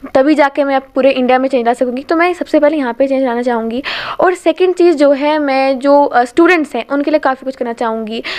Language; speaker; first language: Hindi; native; Hindi